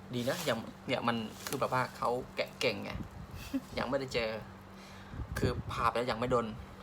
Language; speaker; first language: Thai; native; Thai